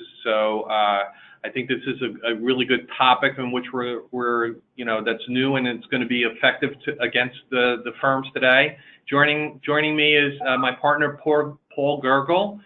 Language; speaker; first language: English; native; English